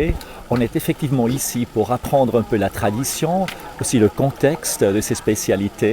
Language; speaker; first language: French; non-native, fluent; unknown